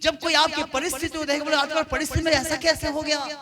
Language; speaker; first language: Hindi; non-native, local second language; Bangla